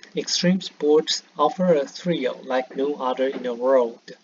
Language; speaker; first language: English; non-native, fluent; Chinese